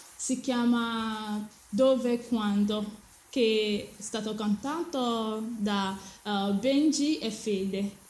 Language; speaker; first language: Italian; non-native, learner; English